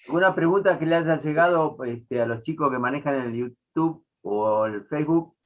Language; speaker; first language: Spanish; native; Spanish